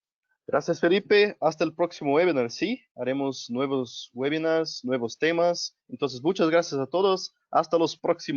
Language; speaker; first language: Spanish; non-native, local second language; Portuguese